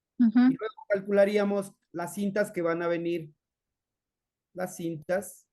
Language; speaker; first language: Spanish; native; Spanish